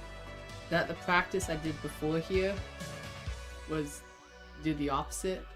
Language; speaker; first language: English; native; English